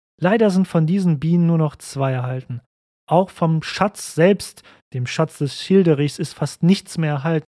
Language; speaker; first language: German; native; German